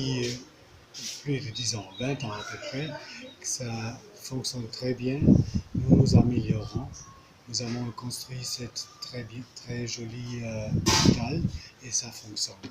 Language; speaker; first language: French; non-native, fluent; German